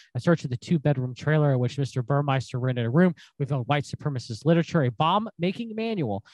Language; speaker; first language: English; native; English